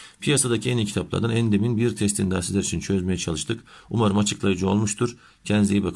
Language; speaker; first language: Turkish; native; Turkish